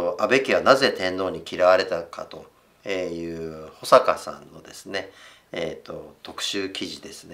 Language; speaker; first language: Japanese; native; Japanese